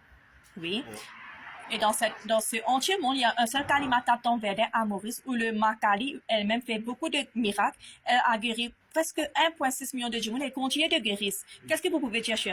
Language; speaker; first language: French; non-native, local second language; Morisyen